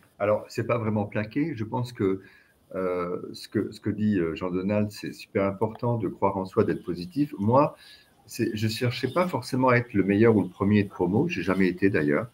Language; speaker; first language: French; native; French